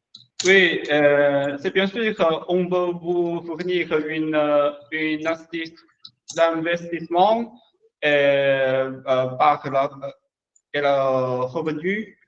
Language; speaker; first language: French; non-native, learner; Chinese